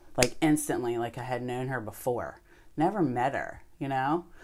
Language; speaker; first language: English; native; English